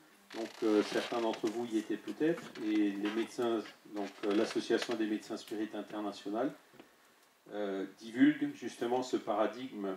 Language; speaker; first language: French; native; French